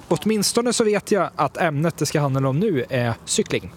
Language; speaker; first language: Swedish; native; Swedish